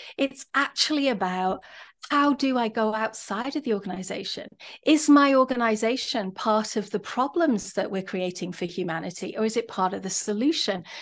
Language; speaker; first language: English; native; English